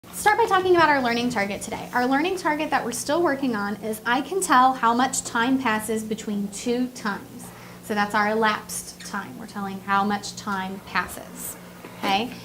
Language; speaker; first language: English; native; English